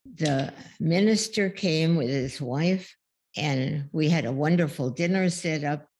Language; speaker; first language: English; early bilingual, other home language; German